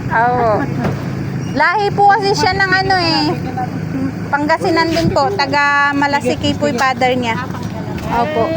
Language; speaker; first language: Filipino; non-native, local second language; Cebuano